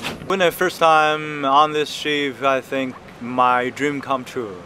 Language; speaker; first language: English; non-native, learner; Chinese